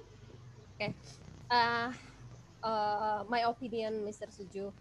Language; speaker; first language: English; non-native, learner; Indonesian